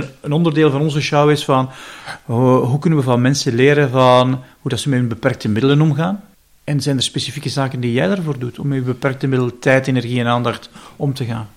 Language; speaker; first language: Dutch; native; Dutch